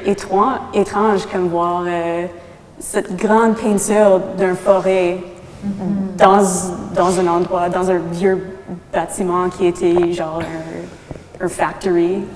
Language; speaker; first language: French; non-native, local second language; English